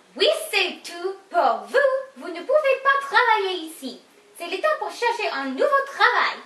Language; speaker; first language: French; non-native, learner; English